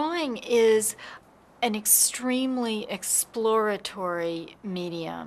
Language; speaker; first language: English; native; English